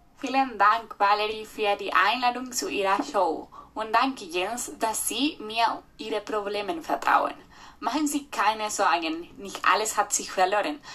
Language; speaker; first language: German; non-native, learner; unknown